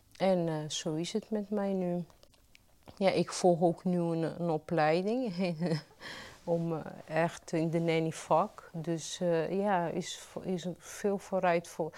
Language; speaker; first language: Dutch; non-native, fluent; Portuguese